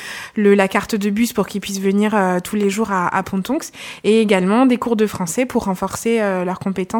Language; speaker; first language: French; native; French